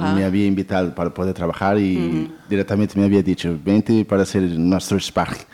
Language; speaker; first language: Spanish; non-native, learner; Portuguese